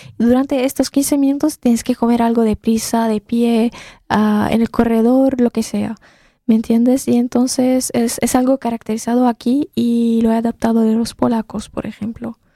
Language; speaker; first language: Spanish; non-native, fluent; Arabic